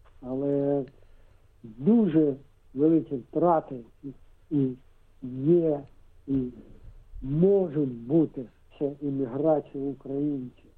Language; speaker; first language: Ukrainian; non-native, local second language; Russian